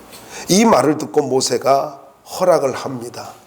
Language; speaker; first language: Korean; native; Korean